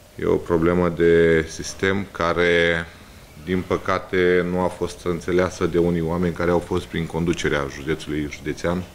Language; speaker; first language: Romanian; native; Romanian